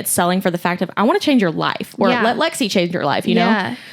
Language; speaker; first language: English; native; English